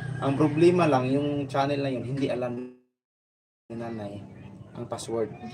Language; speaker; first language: Filipino; native; Filipino